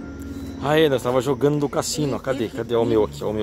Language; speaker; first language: Portuguese; native; Portuguese